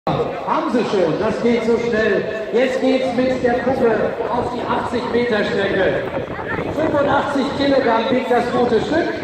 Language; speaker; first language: German; native; German